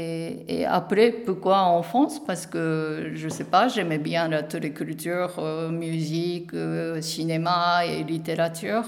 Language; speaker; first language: French; non-native, learner; Japanese